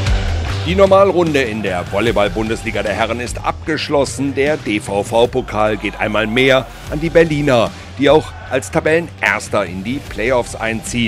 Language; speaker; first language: German; native; German